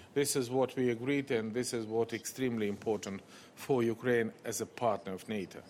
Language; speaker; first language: English; non-native, fluent; Russian